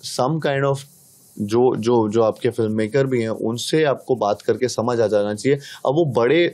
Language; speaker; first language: Hindi; native; Hindi